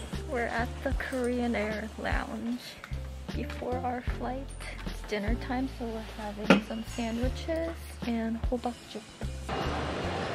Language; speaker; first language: English; early bilingual, other home language; Korean